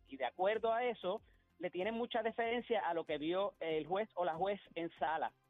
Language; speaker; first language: Spanish; native; Spanish